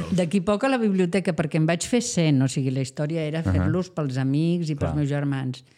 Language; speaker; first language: Catalan; non-native, local second language; Spanish